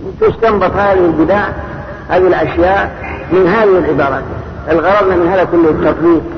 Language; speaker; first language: Arabic; native; Arabic